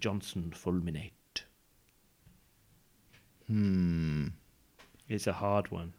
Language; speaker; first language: English; native; English